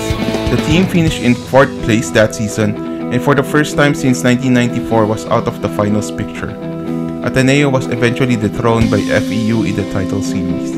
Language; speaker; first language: English; non-native, local second language; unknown